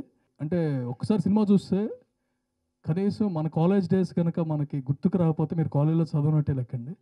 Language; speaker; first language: Telugu; native; Telugu